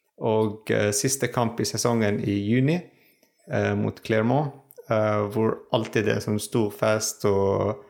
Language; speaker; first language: Norwegian; non-native, fluent; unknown